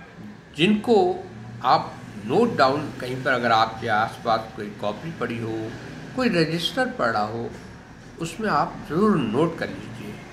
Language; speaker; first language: Hindi; native; Hindi